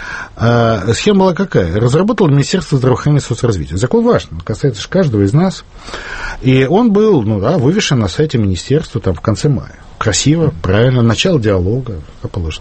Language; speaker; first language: Russian; native; Russian